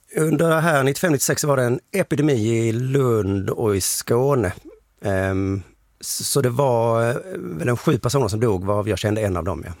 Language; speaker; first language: Swedish; native; Swedish